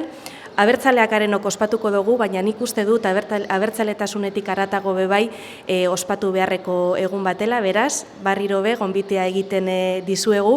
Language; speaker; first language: Basque; native; Basque